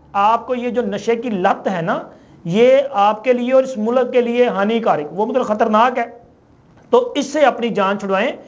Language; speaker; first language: Urdu; non-native, local second language; Punjabi